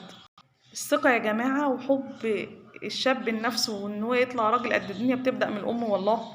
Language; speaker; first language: Arabic; native; Arabic